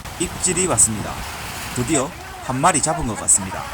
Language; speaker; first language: Korean; native; Korean